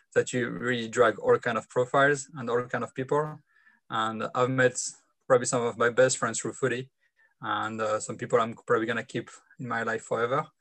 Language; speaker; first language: English; non-native, fluent; French